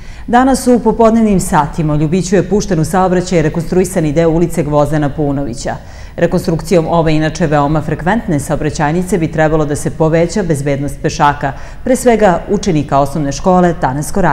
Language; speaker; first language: Serbian; native; Serbian